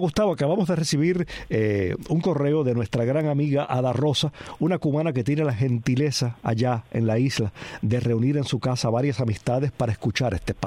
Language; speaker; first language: Spanish; native; Spanish